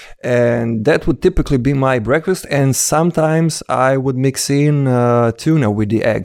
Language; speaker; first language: English; non-native, fluent; Croatian